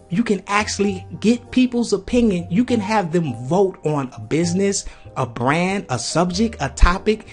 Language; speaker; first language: English; native; English